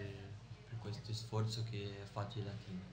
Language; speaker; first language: Italian; non-native, fluent; Portuguese